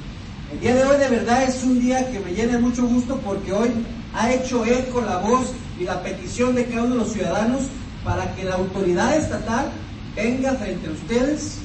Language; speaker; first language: Spanish; native; Spanish